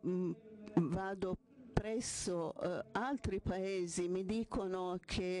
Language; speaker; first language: Italian; non-native, fluent; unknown